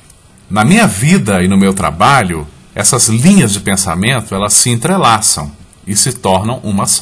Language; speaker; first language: Portuguese; native; Portuguese